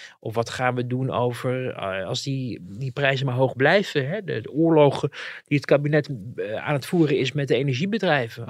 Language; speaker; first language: Dutch; native; Dutch